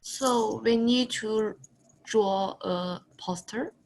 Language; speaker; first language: English; non-native, learner; Chinese